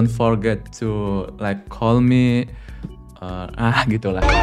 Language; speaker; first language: English; non-native, learner; Indonesian